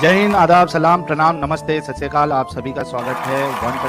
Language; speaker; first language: Hindi; native; Hindi